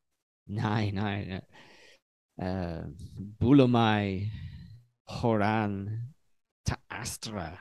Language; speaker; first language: Greek; non-native, learner; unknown